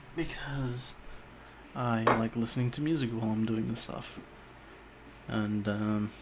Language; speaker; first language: English; native; English